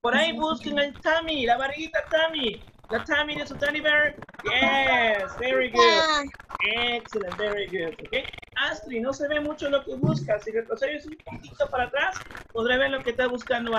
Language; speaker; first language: Spanish; native; Spanish